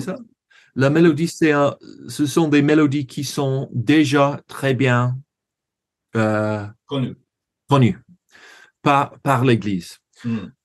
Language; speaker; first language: French; non-native, fluent; English